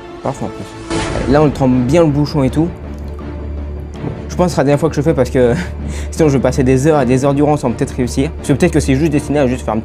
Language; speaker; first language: French; native; French